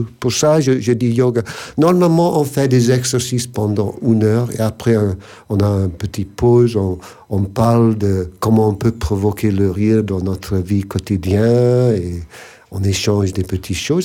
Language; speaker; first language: French; non-native, fluent; English